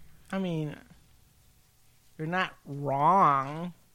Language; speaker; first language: English; early bilingual, other home language; Spanish